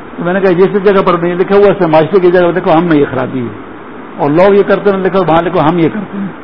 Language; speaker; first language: Urdu; non-native, local second language; Pashto